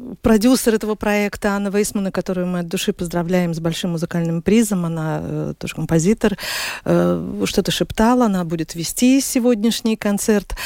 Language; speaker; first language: Russian; native; Russian